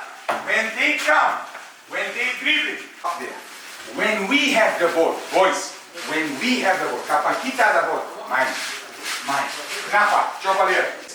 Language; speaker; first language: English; non-native, fluent; Indonesian